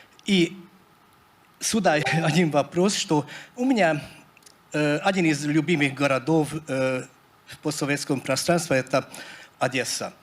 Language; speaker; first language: Russian; non-native, fluent; Hungarian